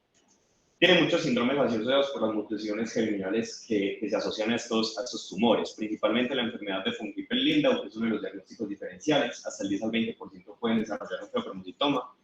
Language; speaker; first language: Spanish; native; Spanish